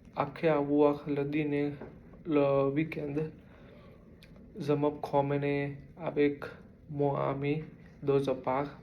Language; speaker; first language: French; non-native, learner; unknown